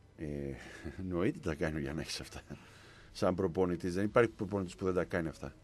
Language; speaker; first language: Greek; early bilingual, heritage; Greek